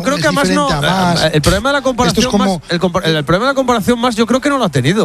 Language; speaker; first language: Spanish; native; Spanish